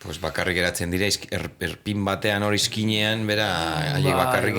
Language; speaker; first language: Basque; native; Basque